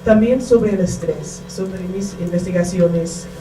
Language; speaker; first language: Spanish; non-native, learner; English